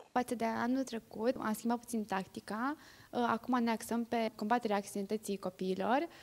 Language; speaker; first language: Romanian; native; Romanian